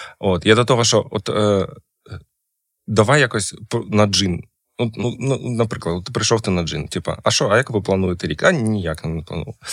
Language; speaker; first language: Ukrainian; non-native, local second language; Russian